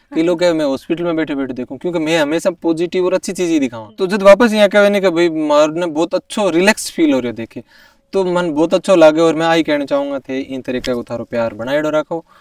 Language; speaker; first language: Hindi; native; Hindi